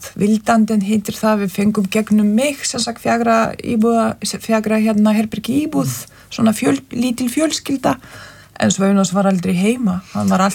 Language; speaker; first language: Icelandic; non-native, fluent; Lithuanian